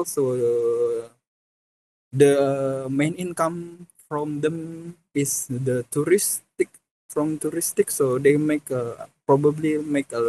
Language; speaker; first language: English; non-native, fluent; Indonesian